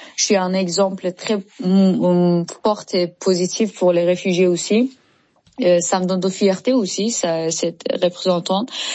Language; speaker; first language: French; non-native, learner; Persian